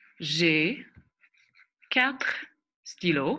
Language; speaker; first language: French; non-native, fluent; English